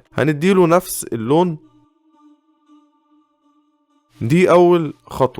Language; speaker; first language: Arabic; native; Arabic